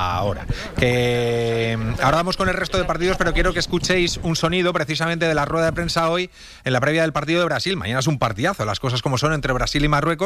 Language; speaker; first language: Spanish; native; Spanish